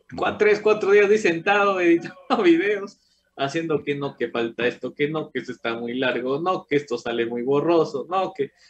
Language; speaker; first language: Spanish; native; Spanish